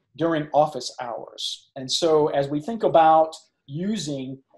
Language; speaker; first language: English; native; English